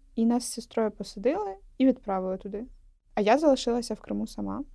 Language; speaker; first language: Ukrainian; non-native, local second language; Russian